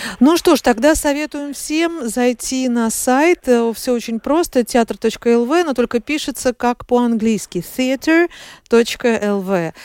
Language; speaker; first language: Russian; native; Russian